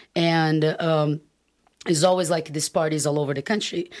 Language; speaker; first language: English; non-native, fluent; Portuguese